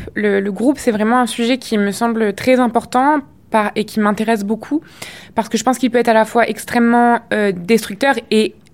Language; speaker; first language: French; native; French